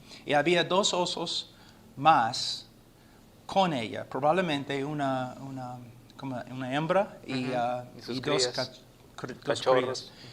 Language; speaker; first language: Spanish; non-native, fluent; English